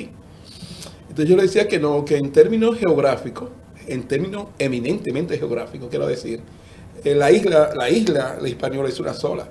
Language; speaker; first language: Spanish; native; Spanish